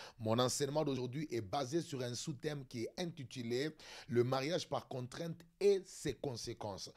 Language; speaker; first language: French; non-native, local second language; Lingala